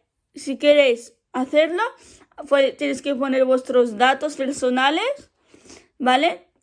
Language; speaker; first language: Spanish; early bilingual, other home language; Arabic